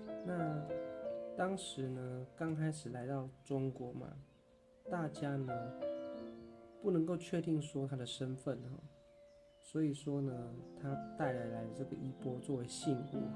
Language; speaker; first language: Chinese; native; Chinese